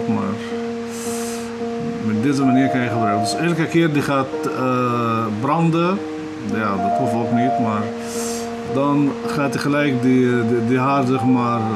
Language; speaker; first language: Dutch; non-native, fluent; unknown